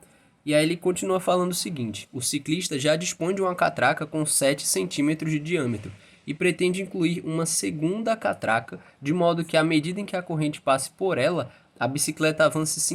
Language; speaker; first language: Portuguese; native; Portuguese